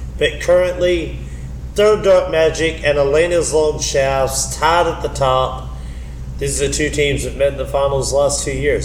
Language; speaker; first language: English; native; English